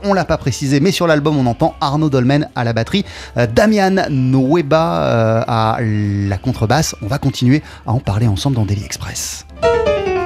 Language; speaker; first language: French; native; French